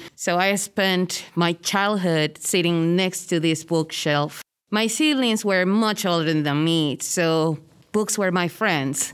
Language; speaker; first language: English; non-native, fluent; Spanish